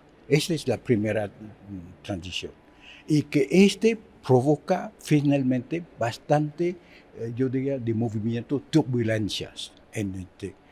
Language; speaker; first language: Spanish; non-native, fluent; Haitian Creole